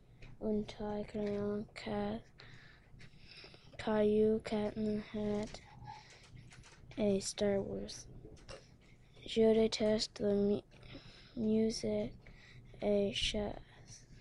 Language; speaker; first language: French; non-native, learner; English